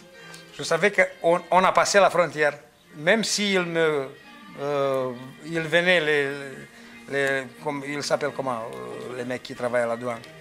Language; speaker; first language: French; non-native, fluent; Romanian